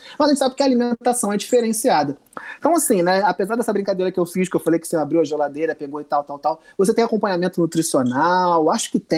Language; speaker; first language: Portuguese; native; Portuguese